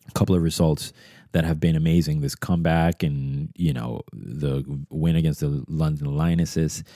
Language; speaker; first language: English; early bilingual, other home language; Spanish